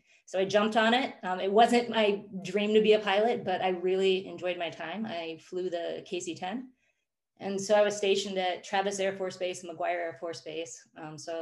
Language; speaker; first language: English; native; English